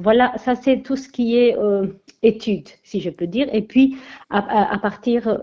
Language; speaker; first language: French; non-native, fluent; Armenian